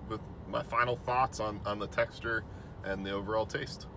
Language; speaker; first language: English; native; English